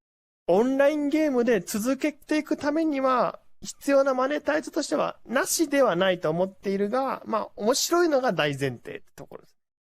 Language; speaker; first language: Japanese; native; Japanese